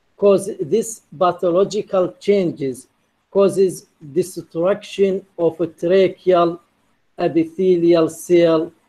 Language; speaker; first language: English; non-native, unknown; Arabic